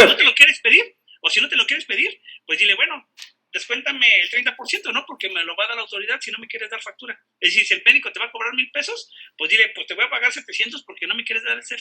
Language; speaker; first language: Spanish; native; Spanish